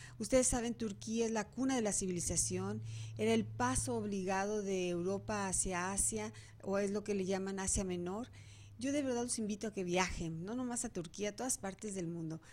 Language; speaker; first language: Spanish; native; Spanish